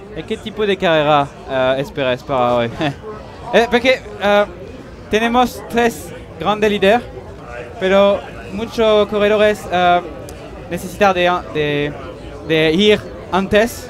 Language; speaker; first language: Spanish; non-native, learner; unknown